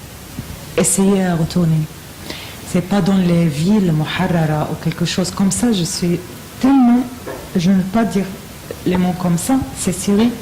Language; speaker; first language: French; non-native, learner; Arabic